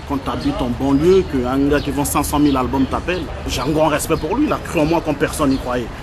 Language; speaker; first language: French; early bilingual, other home language; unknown